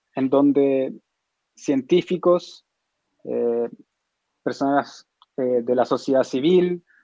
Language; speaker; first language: Spanish; native; Spanish